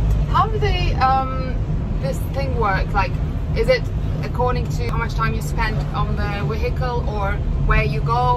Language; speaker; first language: English; non-native, fluent; Turkish